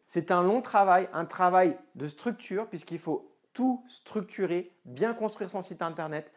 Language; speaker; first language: French; native; French